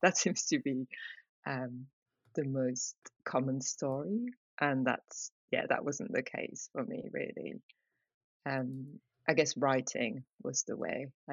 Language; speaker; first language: English; non-native, fluent; French